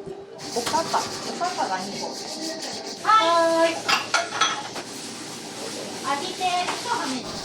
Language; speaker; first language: Japanese; native; Japanese